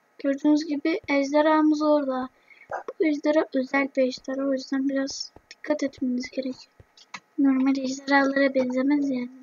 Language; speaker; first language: Turkish; native; Turkish